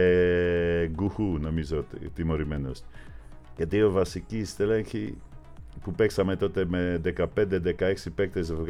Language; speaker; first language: Greek; non-native, fluent; Polish